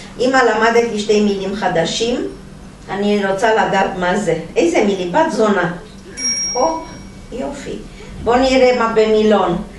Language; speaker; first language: Hebrew; non-native, fluent; Romanian